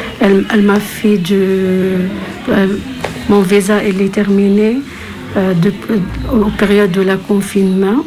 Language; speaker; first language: French; non-native, learner; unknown